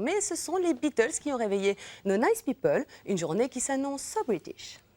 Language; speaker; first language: French; native; French